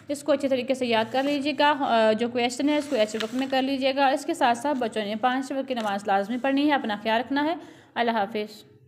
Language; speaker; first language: Urdu; non-native, local second language; Punjabi